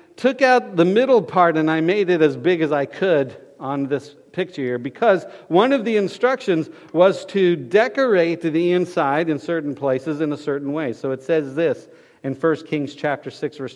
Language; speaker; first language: English; native; English